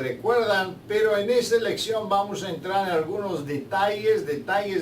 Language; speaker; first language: Spanish; non-native, fluent; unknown